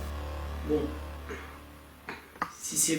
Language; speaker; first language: French; native; French